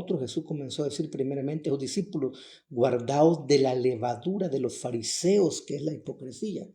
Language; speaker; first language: Spanish; native; Spanish